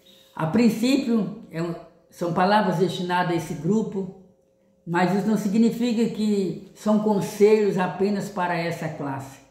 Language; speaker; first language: Portuguese; native; Portuguese